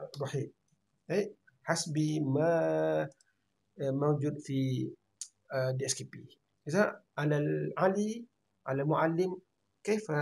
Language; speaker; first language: Arabic; non-native, fluent; Malay